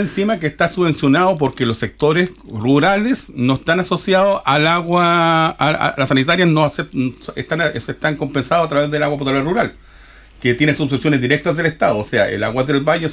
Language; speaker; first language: Spanish; native; Spanish